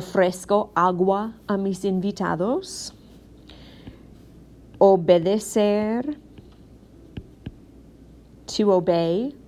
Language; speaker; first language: Spanish; non-native, fluent; English